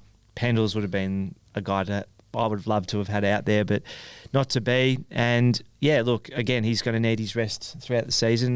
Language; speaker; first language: English; native; English